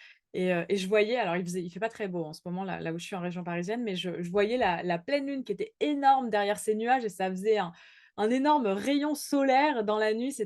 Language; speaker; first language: French; native; French